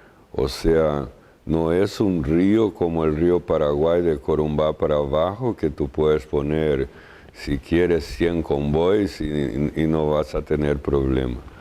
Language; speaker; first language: Spanish; non-native, fluent; Portuguese